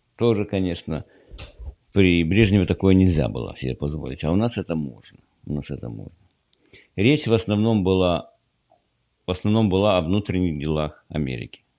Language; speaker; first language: Russian; native; Russian